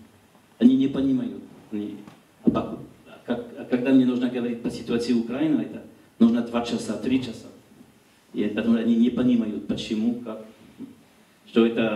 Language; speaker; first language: Russian; non-native, learner; French